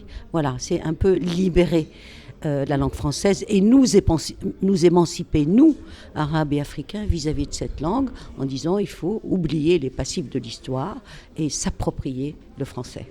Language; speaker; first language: French; non-native, local second language; Arabic